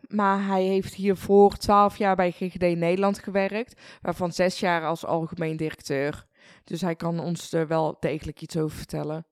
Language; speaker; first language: Dutch; early bilingual, other home language; Persian